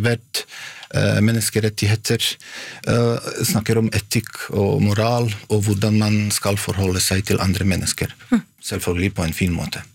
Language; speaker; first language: Norwegian; non-native, fluent; Bosnian